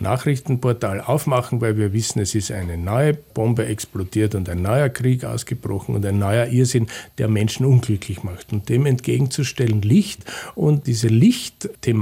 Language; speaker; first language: German; native; German